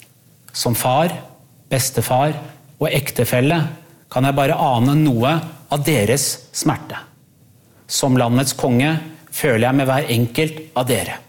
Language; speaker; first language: Norwegian; native; Norwegian